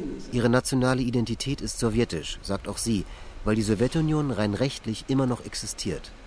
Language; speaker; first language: German; native; German